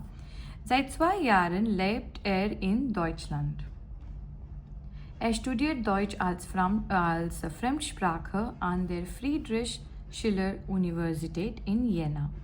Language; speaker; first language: German; non-native, learner; Gujarati